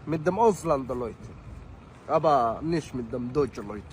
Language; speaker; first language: German; non-native, learner; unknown